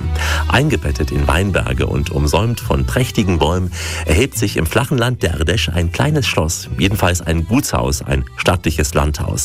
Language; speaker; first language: German; native; German